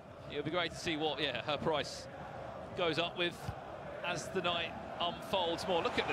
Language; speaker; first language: English; native; English